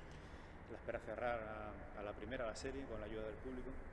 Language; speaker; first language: Spanish; native; Spanish